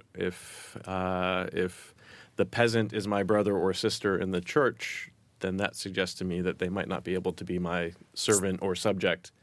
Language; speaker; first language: English; native; English